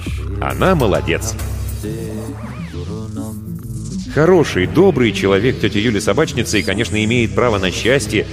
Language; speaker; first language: Russian; native; Russian